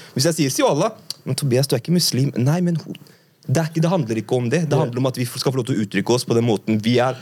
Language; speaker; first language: Norwegian; early bilingual, other home language; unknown